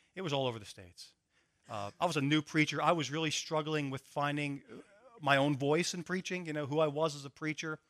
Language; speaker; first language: English; native; English